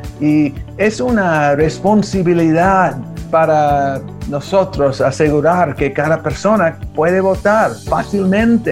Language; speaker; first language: Spanish; early bilingual, heritage; Spanish